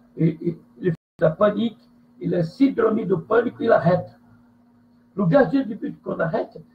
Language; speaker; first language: French; non-native, fluent; Portuguese